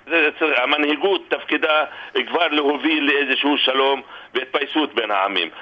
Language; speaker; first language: Hebrew; non-native, local second language; Arabic